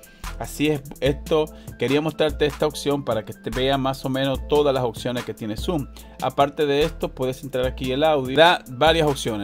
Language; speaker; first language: Spanish; native; Spanish